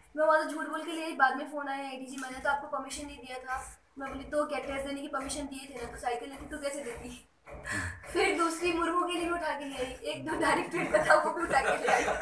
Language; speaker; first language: Hindi; native; Hindi